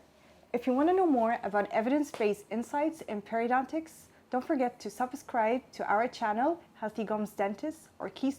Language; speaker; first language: English; non-native, fluent; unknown